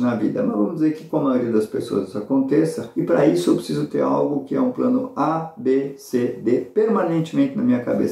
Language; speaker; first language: Portuguese; native; Portuguese